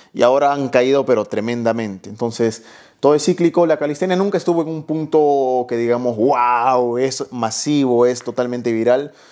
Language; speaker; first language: Spanish; native; Spanish